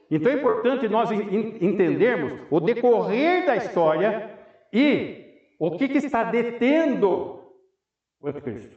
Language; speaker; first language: Portuguese; native; Portuguese